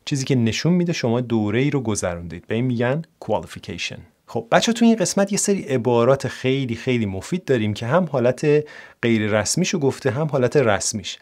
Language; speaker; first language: Persian; native; Persian